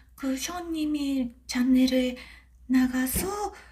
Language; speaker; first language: Korean; non-native, learner; Japanese